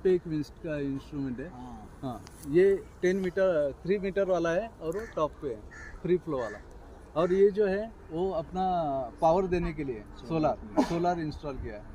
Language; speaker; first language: Hindi; non-native, local second language; Marathi